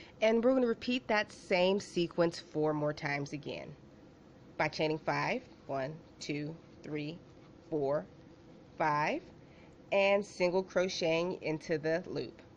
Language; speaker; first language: English; native; English